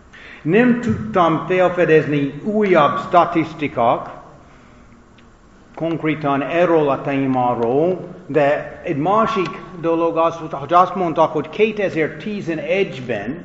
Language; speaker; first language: Hungarian; non-native, fluent; English